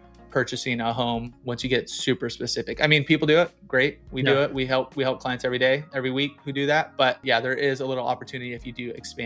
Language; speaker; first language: English; native; English